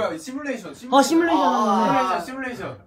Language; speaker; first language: Korean; native; Korean